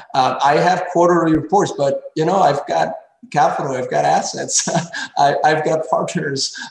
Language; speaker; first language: English; early bilingual, other home language; Spanish